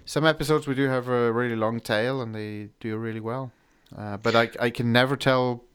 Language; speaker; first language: English; non-native, fluent; Norwegian